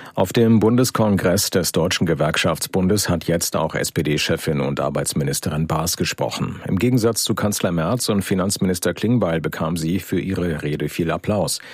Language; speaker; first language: German; native; German